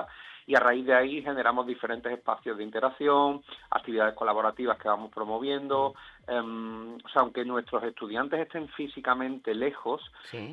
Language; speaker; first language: Spanish; native; Spanish